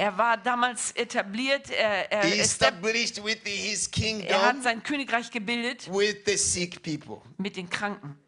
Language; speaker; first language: German; non-native, fluent; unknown